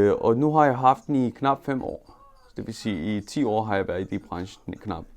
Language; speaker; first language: Danish; non-native, fluent; Turkish